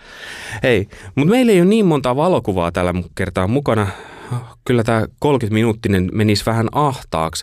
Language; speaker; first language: Finnish; native; Finnish